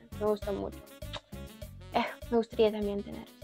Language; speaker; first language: Spanish; non-native, learner; Ukrainian